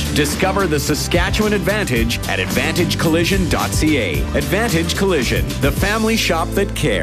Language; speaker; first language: English; native; English